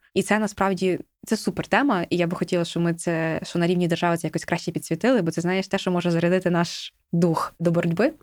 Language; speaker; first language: Ukrainian; native; Ukrainian